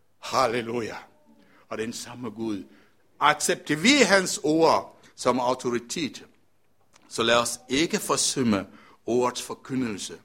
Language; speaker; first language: Danish; non-native, fluent; Sinhala